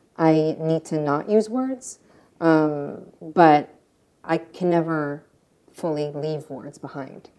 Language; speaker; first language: English; early bilingual, other home language; Russian